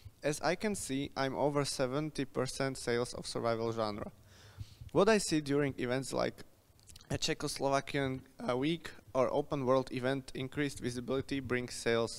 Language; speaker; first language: English; non-native, fluent; Slovak